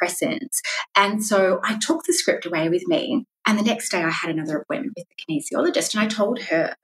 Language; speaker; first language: English; native; English